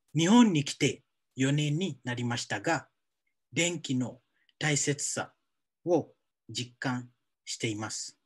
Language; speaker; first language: Japanese; non-native, fluent; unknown